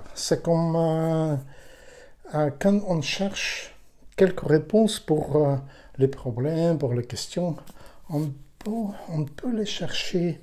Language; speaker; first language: French; non-native, learner; Ukrainian